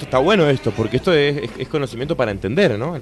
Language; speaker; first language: Spanish; native; Spanish